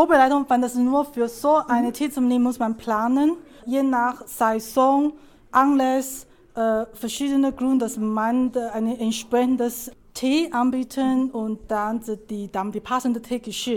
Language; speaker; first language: German; non-native, learner; Chinese